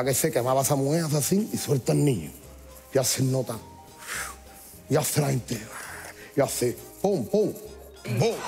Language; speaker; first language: Spanish; native; Spanish